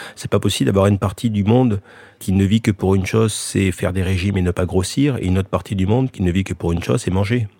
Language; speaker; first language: French; native; French